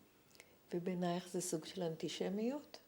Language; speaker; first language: Hebrew; native; Hebrew